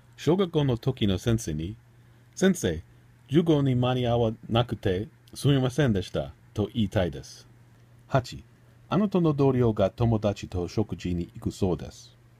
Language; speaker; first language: Japanese; non-native, learner; English